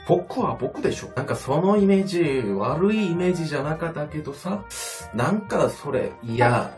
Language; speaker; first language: Japanese; non-native, fluent; Korean